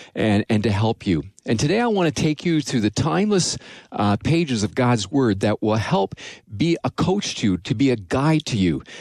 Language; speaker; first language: English; native; English